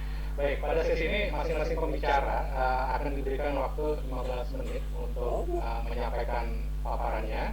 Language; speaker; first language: Indonesian; native; Indonesian